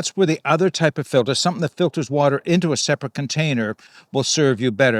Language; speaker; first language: English; native; English